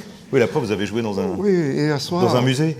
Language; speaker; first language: French; native; French